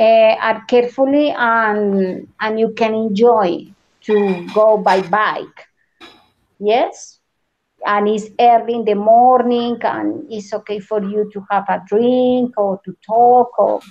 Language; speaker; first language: English; non-native, learner; Spanish